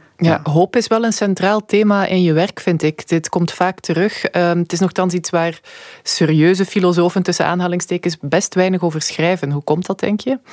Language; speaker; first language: Dutch; native; Dutch